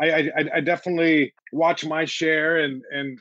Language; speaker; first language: English; early bilingual, other home language; Spanish